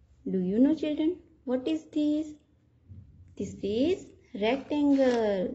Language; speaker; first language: English; non-native, local second language; Gujarati